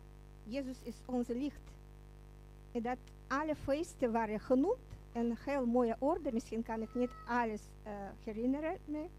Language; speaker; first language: Dutch; non-native, learner; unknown